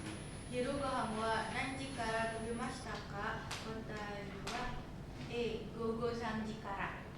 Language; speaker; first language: Japanese; non-native, learner; Indonesian